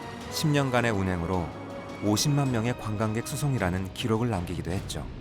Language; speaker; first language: Korean; native; Korean